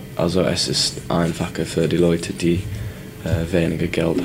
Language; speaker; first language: German; non-native, learner; English